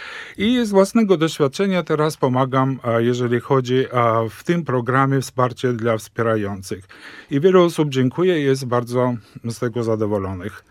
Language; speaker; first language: Polish; early bilingual, heritage; Polish